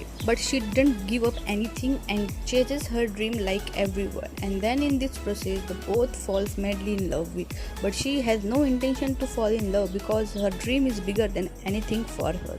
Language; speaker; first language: English; non-native, fluent; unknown